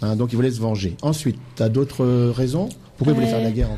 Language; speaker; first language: French; native; French